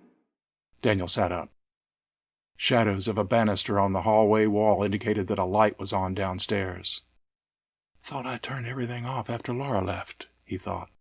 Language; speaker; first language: English; native; English